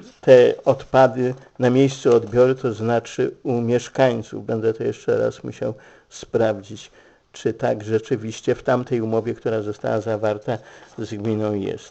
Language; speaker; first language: Polish; native; Polish